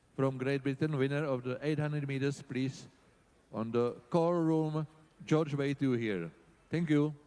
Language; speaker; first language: English; non-native, learner; Czech